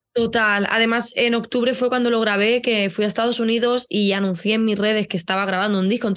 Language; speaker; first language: Spanish; native; Spanish